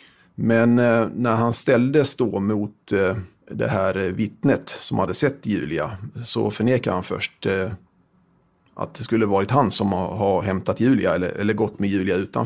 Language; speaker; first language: Swedish; native; Swedish